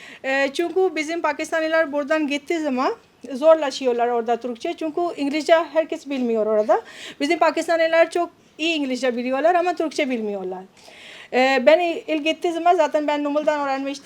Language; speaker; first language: Turkish; non-native, fluent; Urdu